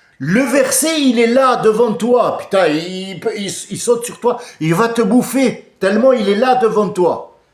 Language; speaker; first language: French; early bilingual, other home language; Arabic